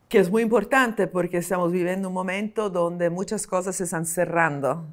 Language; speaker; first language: Spanish; non-native, fluent; Italian